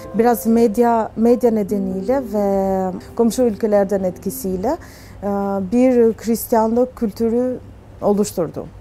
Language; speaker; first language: Turkish; non-native, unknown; Albanian